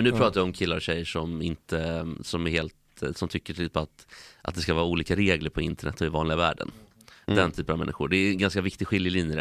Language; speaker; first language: Swedish; native; Swedish